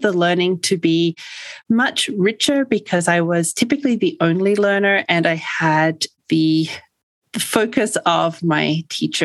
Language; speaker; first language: English; native; English